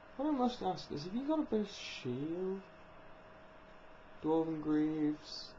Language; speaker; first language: English; native; English